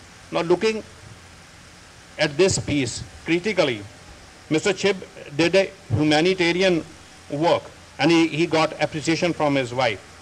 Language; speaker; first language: English; non-native, local second language; Punjabi